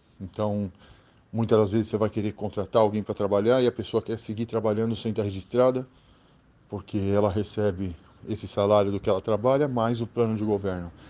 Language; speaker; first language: Portuguese; native; Portuguese